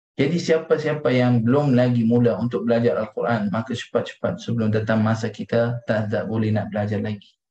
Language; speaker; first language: Malay; non-native, fluent; Arabic